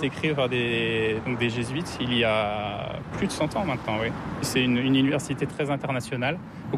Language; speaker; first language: French; native; French